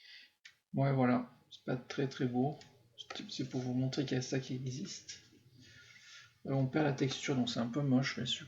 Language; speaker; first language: French; native; French